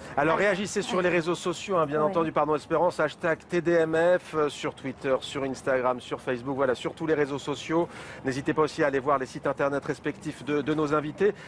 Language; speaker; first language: French; native; French